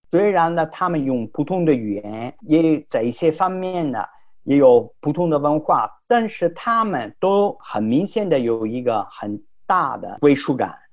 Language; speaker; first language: Chinese; non-native, fluent; Italian